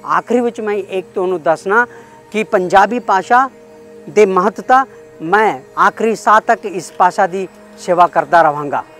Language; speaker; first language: Punjabi; non-native, fluent; Kannada